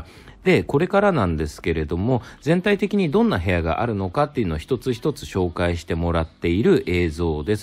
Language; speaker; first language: Japanese; native; Japanese